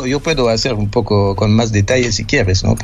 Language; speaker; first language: Spanish; non-native, fluent; French